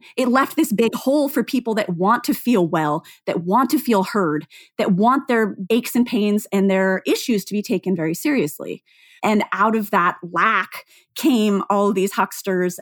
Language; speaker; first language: English; native; English